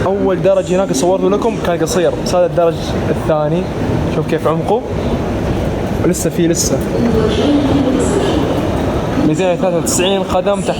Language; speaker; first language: Arabic; native; Arabic